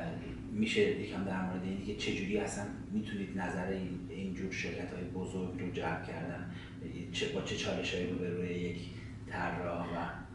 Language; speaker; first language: Persian; native; Persian